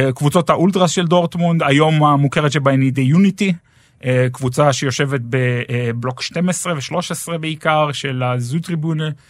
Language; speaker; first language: Hebrew; native; Hebrew